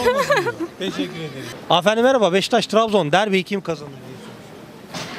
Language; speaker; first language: Turkish; native; Turkish